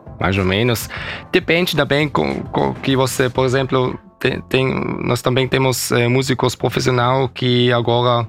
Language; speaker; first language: Portuguese; early bilingual, heritage; Portuguese